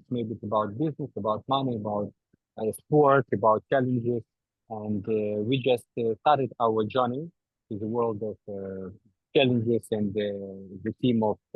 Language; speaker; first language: English; non-native, learner; Ukrainian